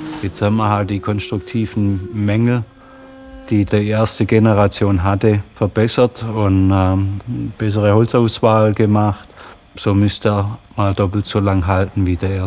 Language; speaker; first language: German; native; German